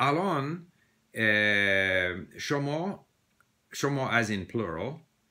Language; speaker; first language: Persian; non-native, learner; English